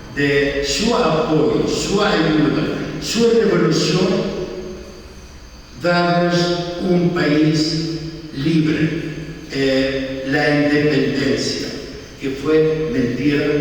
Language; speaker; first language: Spanish; non-native, fluent; Arabic